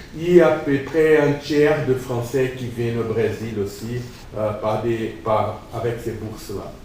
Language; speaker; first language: French; non-native, fluent; Portuguese